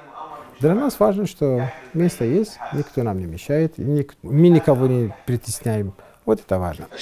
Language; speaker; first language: Russian; non-native, fluent; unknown